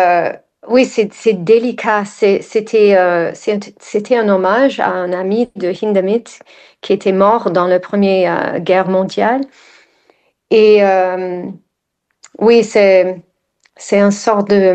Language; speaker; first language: French; non-native, fluent; English